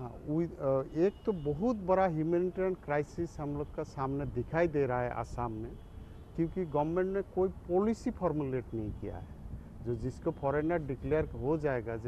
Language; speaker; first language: Urdu; non-native, local second language; Bangla